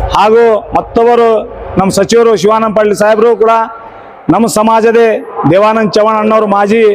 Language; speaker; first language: Kannada; non-native, local second language; Lambadi